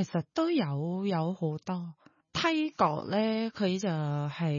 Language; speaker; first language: Cantonese; non-native, learner; Thai